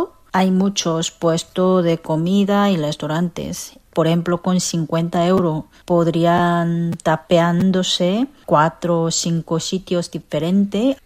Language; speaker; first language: Spanish; non-native, local second language; Korean